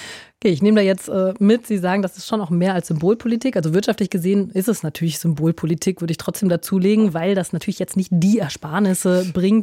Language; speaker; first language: German; native; German